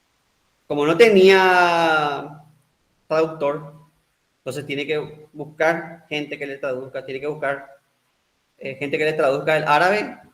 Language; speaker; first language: Spanish; native; Spanish